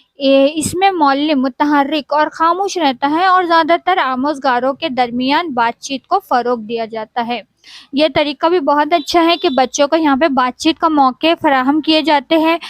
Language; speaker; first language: Urdu; native; Urdu